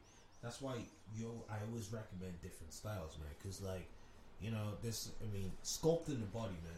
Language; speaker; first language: English; native; English